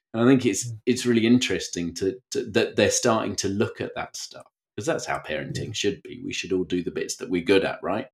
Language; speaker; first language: English; native; English